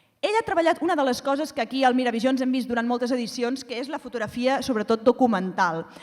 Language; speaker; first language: Catalan; native; Catalan